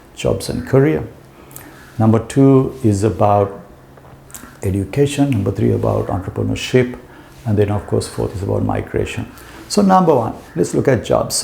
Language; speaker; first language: English; non-native, local second language; Sinhala